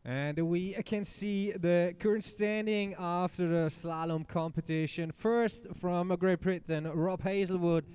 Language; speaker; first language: English; non-native, fluent; German